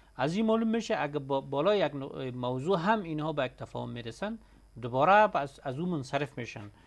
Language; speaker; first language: Persian; native; Persian